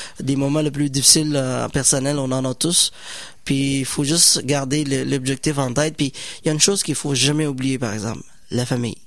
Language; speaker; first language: French; non-native, fluent; Somali